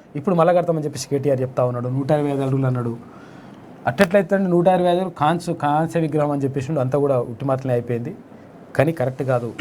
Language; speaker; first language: Telugu; native; Telugu